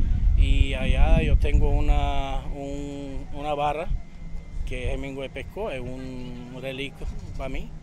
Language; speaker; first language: Spanish; non-native, fluent; Bulgarian